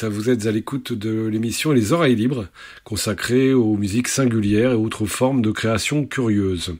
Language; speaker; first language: French; native; French